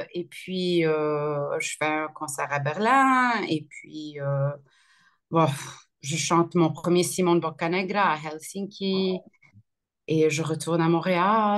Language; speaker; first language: French; early bilingual, other home language; Arabic